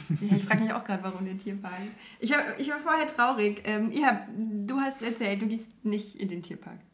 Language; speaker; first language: German; native; German